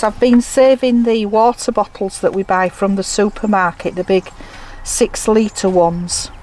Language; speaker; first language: English; native; English